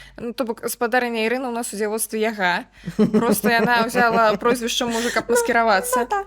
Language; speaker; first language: Belarusian; non-native, local second language; Russian